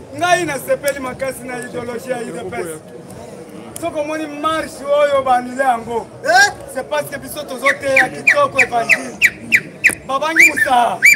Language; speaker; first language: Lingala; native; Lingala